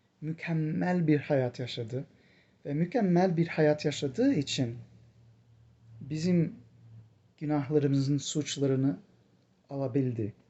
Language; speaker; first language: Turkish; non-native, fluent; English